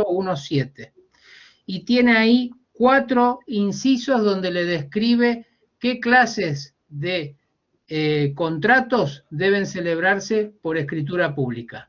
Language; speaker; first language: Spanish; native; Spanish